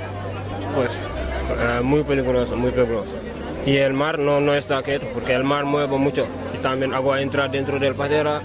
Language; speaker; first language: Spanish; non-native, learner; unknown